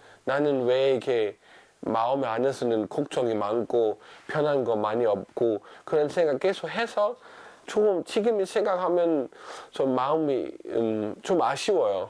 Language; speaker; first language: Korean; non-native, fluent; Danish